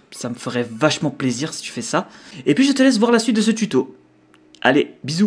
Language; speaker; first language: French; native; French